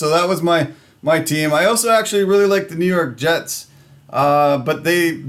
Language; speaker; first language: English; native; English